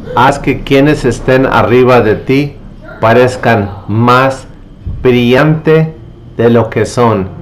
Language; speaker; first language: Spanish; native; Spanish